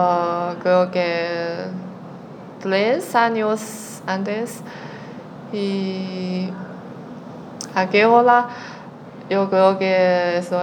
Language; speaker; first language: Spanish; non-native, learner; Chinese